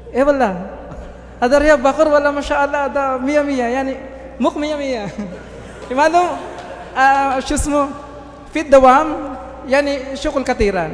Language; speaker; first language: Arabic; non-native, learner; Filipino